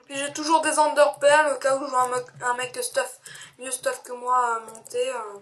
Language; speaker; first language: French; native; French